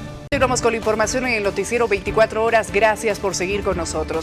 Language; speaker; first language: Spanish; native; Spanish